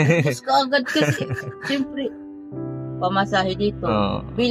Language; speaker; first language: Filipino; non-native, local second language; Bikol